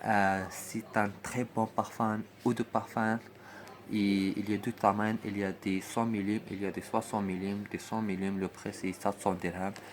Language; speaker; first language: French; non-native, learner; Arabic